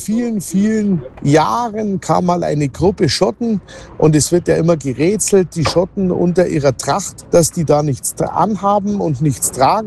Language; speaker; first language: German; native; German